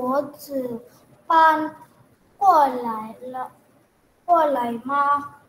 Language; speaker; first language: Chinese; non-native, learner; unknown